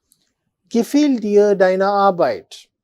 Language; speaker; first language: German; non-native, fluent; Telugu